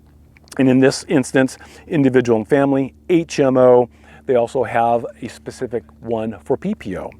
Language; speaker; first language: English; native; English